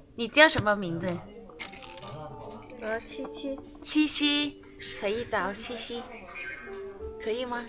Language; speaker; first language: Chinese; non-native, fluent; Thai